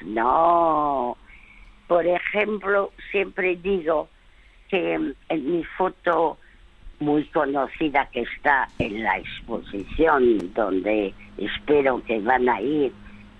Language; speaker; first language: Spanish; early bilingual, other home language; French